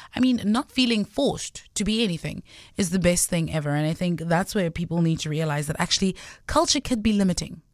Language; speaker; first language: English; non-native, local second language; Southern Sotho